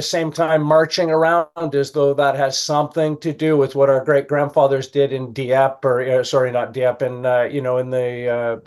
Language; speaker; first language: English; native; English